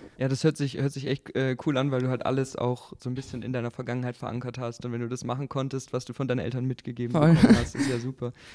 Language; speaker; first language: German; native; German